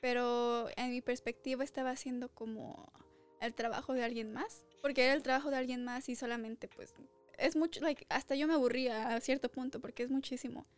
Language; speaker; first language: Spanish; early bilingual, other home language; English